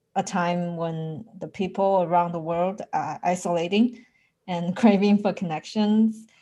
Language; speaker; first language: English; non-native, fluent; Chinese